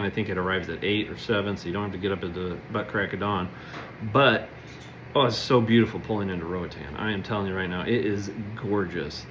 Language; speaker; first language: English; native; English